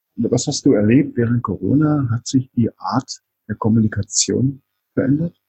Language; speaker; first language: German; native; German